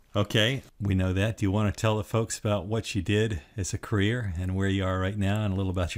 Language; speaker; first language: English; native; English